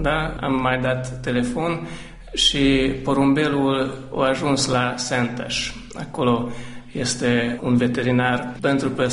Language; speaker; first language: Romanian; non-native, local second language; Hungarian